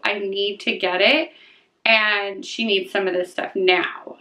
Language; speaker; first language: English; native; English